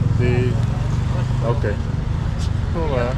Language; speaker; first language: Spanish; non-native, learner; English